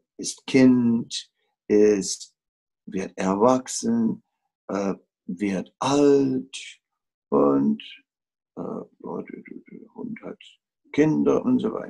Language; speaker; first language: German; non-native, fluent; Dutch